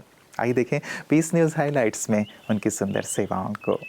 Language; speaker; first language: Hindi; native; Hindi